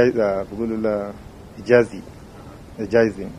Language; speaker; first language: Arabic; native; Arabic